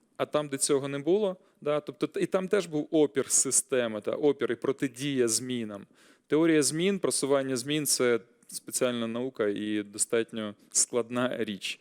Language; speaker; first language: Ukrainian; native; Ukrainian